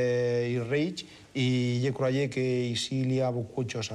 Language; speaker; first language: French; non-native, learner; Spanish